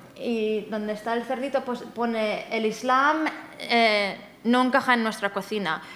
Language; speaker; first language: Spanish; non-native, fluent; German